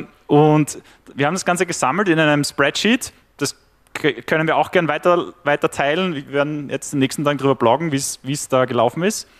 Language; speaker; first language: German; native; German